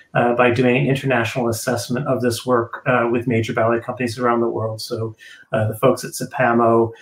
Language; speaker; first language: English; native; English